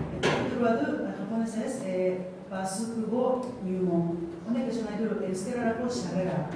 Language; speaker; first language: Basque; non-native, fluent; Japanese